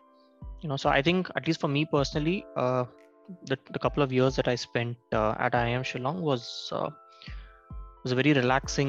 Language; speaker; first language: English; non-native, local second language; Tamil